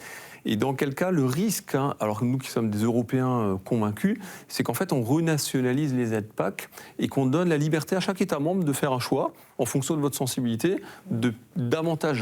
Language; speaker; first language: French; native; French